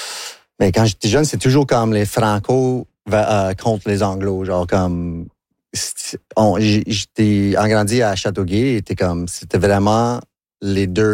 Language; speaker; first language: French; non-native, local second language; English